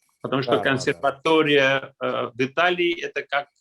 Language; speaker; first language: Russian; non-native, local second language; Armenian